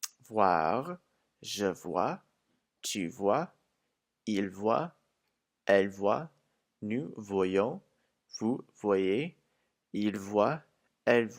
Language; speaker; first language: French; non-native, fluent; English